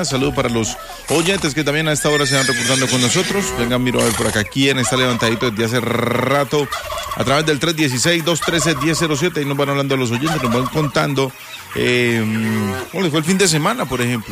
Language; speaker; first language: Spanish; native; Spanish